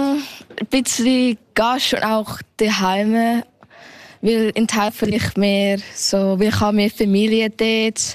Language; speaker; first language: German; early bilingual, heritage; German